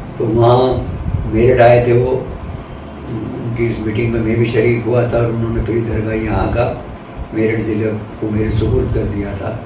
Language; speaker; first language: Urdu; native; Urdu